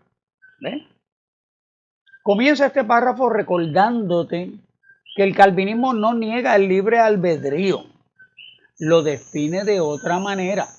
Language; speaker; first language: Spanish; native; Spanish